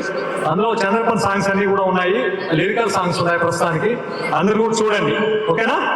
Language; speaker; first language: Telugu; native; Telugu